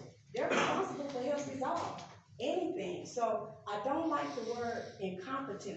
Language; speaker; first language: English; native; English